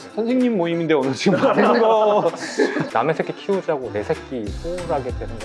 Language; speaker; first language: Korean; native; Korean